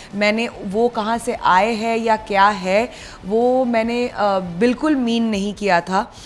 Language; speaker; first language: Hindi; non-native, local second language; Bangla